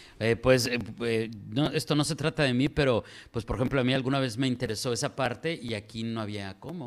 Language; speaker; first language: Spanish; native; Spanish